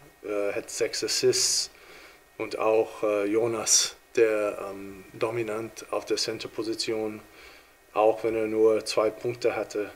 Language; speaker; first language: German; non-native, fluent; English